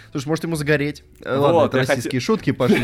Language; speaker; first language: Russian; native; Russian